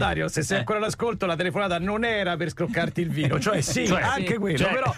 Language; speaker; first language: Italian; native; Italian